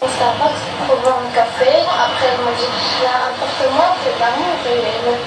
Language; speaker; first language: French; non-native, learner; Arabic